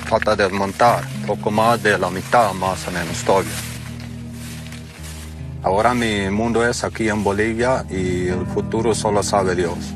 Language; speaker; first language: Spanish; non-native, local second language; Plautdietsch